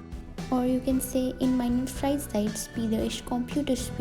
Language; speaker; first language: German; non-native, fluent; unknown